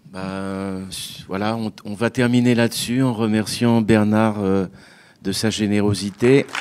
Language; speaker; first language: French; native; French